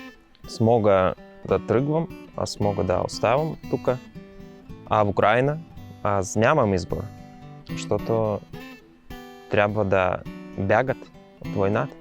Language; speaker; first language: Bulgarian; non-native, learner; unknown